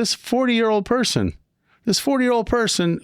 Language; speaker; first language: English; native; English